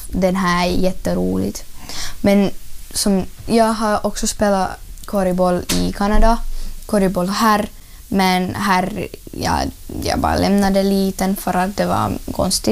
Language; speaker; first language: Swedish; non-native, learner; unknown